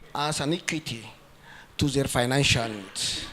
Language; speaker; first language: English; non-native, local second language; Amharic